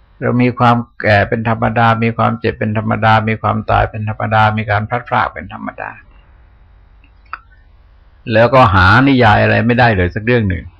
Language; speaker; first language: Thai; native; Thai